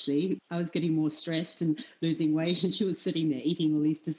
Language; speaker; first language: English; native; English